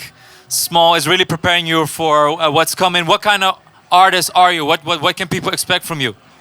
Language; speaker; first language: English; non-native, fluent; Dutch